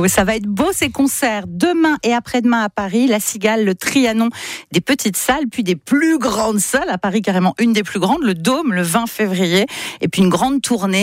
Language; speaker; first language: French; native; French